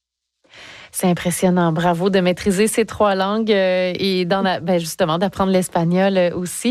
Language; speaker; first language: French; native; French